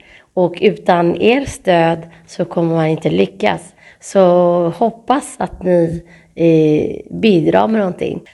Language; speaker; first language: Swedish; non-native, fluent; Tigrinya